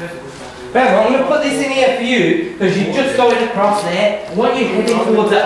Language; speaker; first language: English; native; English